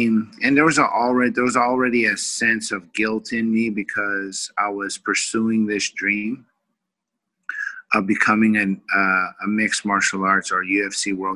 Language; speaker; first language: English; native; English